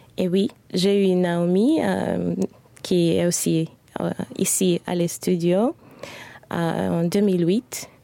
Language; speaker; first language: French; non-native, fluent; Spanish